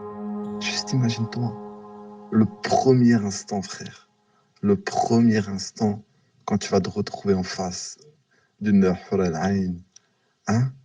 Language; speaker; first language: French; native; French